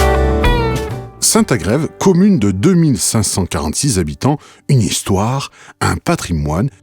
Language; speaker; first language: French; native; French